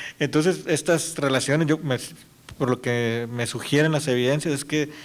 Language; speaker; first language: Spanish; native; Spanish